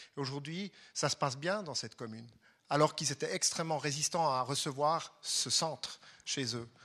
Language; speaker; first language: French; non-native, local second language; German